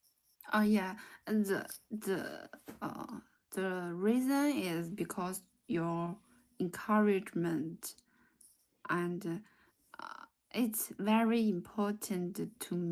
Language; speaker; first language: English; non-native, learner; Chinese